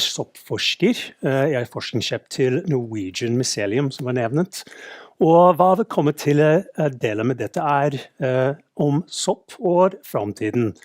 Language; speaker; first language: Norwegian; non-native, fluent; English